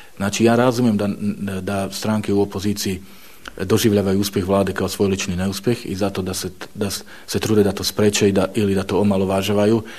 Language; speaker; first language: Bosnian; non-native, fluent; Slovak